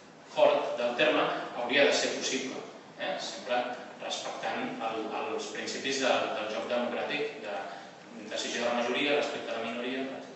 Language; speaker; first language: Catalan; native; Catalan